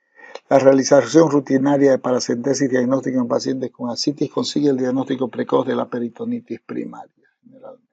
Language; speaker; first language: Spanish; native; Spanish